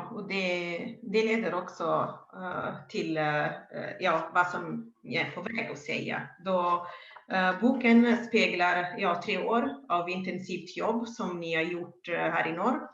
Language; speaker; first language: Swedish; non-native, fluent; Italian